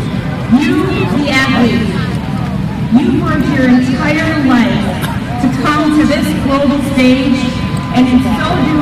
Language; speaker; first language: English; native; English